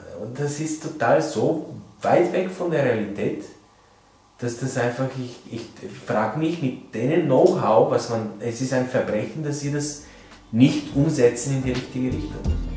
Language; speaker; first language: German; non-native, fluent; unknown